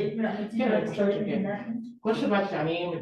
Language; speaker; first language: Hebrew; non-native, learner; English